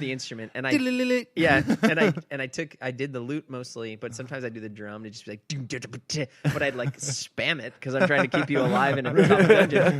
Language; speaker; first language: English; native; English